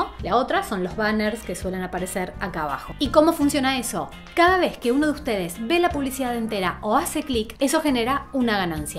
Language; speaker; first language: Spanish; native; Spanish